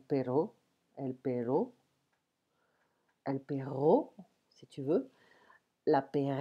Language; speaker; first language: Spanish; non-native, learner; French